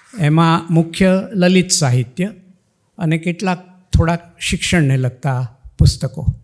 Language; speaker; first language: Gujarati; non-native, local second language; Marathi